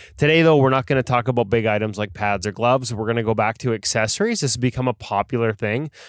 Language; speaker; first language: English; native; English